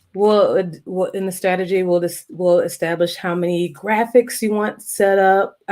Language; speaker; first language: English; native; English